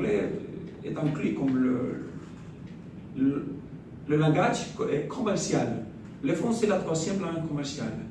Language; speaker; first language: French; non-native, fluent; Spanish